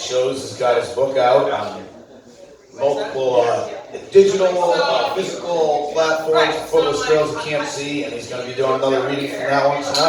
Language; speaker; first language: English; native; English